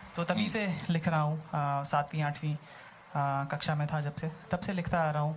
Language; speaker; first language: Hindi; native; Hindi